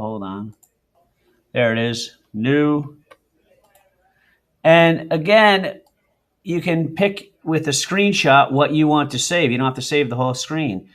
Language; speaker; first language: English; native; English